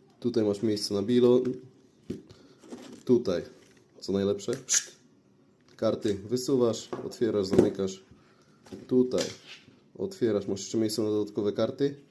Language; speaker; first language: Polish; native; Polish